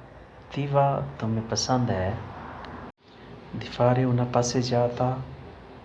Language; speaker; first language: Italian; non-native, learner; Urdu